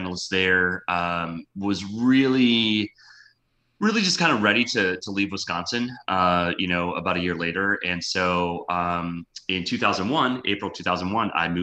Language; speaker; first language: English; native; English